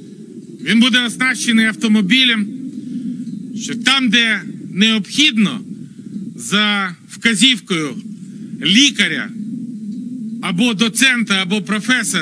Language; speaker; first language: Ukrainian; native; Ukrainian